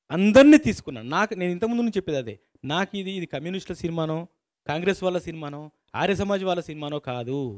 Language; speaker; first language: Telugu; native; Telugu